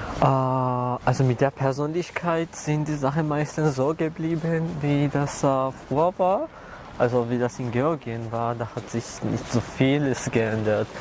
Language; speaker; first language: German; non-native, fluent; Georgian